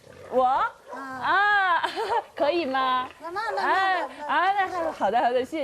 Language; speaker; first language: Chinese; non-native, learner; Korean